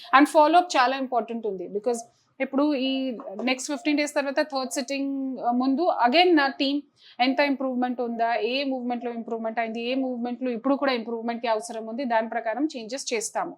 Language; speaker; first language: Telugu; non-native, fluent; Hindi